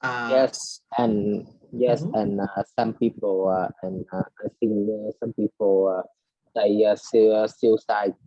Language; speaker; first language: English; non-native, learner; Vietnamese